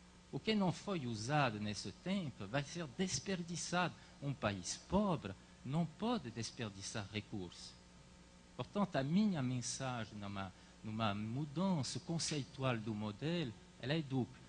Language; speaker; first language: Portuguese; non-native, fluent; French